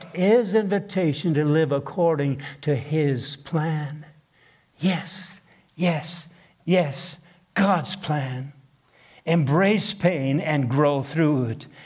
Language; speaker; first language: English; non-native, fluent; Plautdietsch